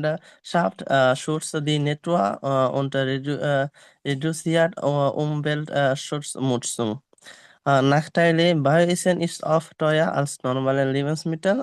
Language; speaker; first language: German; non-native, learner; Bangla